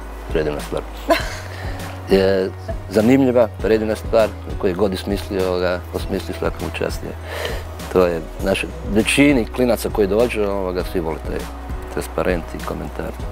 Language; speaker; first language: Croatian; native; Croatian